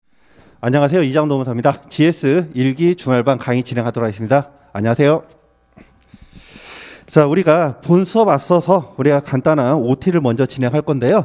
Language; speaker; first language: Korean; native; Korean